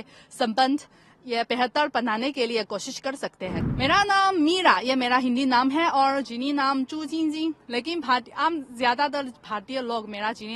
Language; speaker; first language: Hindi; non-native, fluent; Chinese